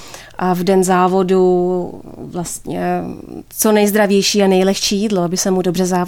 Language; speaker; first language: Czech; native; Czech